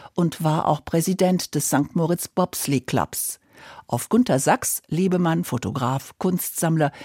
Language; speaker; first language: German; native; German